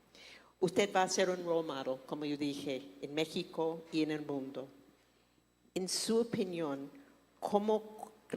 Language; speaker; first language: Spanish; non-native, fluent; English